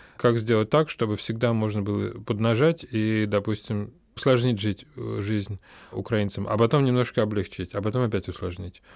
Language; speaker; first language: Russian; native; Russian